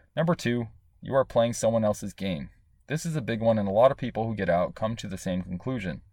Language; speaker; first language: English; native; English